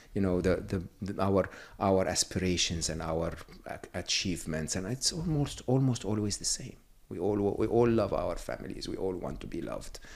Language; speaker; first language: English; non-native, fluent; Arabic